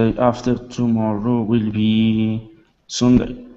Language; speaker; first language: English; non-native, learner; Spanish